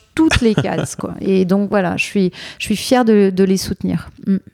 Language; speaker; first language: French; native; French